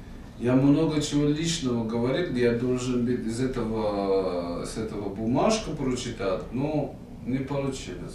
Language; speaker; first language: Russian; non-native, fluent; Persian